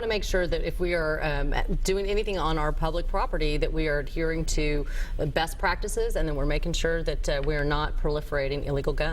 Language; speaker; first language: English; native; English